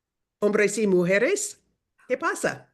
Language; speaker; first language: Spanish; non-native, fluent; English